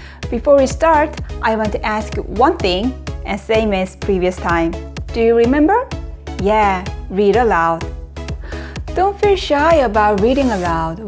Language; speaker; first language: English; non-native, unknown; Korean